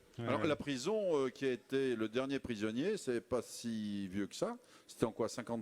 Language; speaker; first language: French; native; French